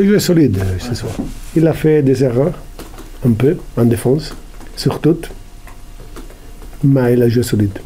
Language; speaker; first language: French; non-native, learner; Italian